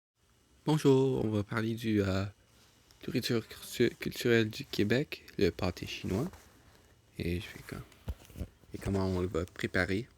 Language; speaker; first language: French; non-native, local second language; English